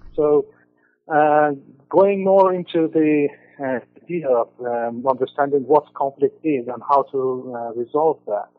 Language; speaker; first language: English; non-native, fluent; Persian